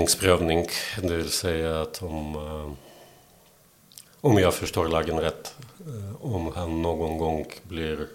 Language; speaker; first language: Swedish; non-native, fluent; Belarusian